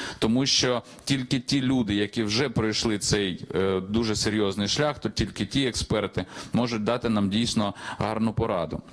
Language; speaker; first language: Ukrainian; native; Ukrainian